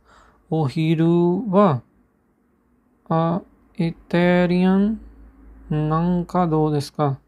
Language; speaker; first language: Japanese; non-native, learner; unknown